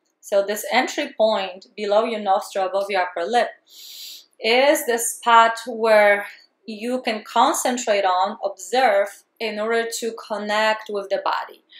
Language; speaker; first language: English; non-native, fluent; Polish